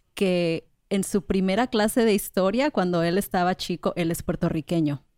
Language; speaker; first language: Spanish; native; Spanish